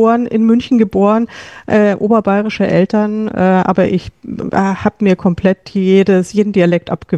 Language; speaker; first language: German; native; German